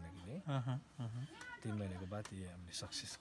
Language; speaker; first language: Hindi; non-native, local second language; Nepali